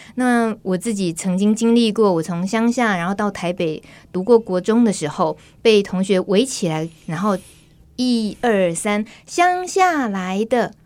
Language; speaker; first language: Chinese; native; Chinese